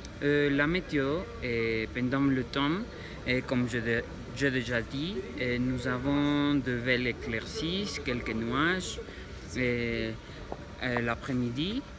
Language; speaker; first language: French; non-native, learner; Spanish